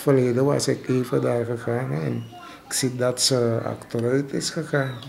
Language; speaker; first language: Dutch; non-native, local second language; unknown